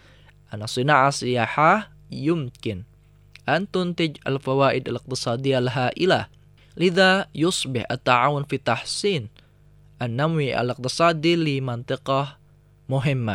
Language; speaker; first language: Arabic; non-native, fluent; Indonesian